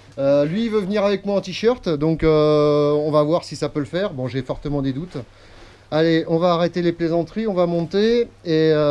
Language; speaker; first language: French; native; French